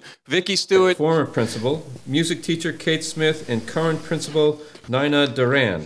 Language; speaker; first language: English; native; English